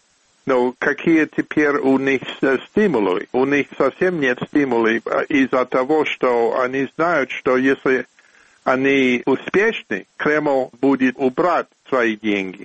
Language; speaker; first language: Russian; non-native, fluent; English